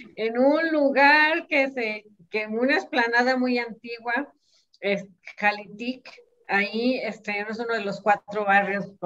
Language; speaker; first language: Spanish; native; Spanish